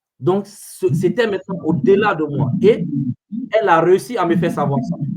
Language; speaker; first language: French; non-native, local second language; Fula